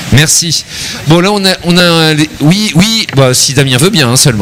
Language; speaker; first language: French; native; French